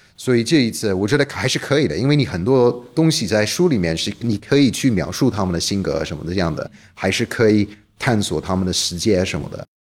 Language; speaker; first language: Chinese; non-native, fluent; English